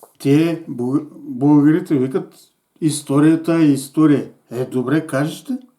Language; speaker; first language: Bulgarian; native; Bulgarian